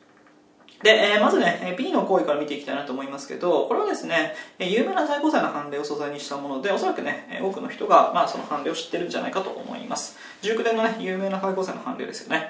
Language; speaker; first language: Japanese; native; Japanese